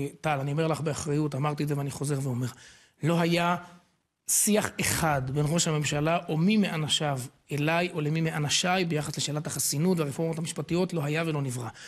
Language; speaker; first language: Hebrew; native; Hebrew